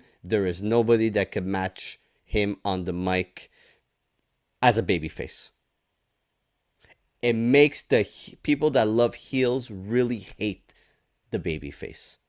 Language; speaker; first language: English; native; English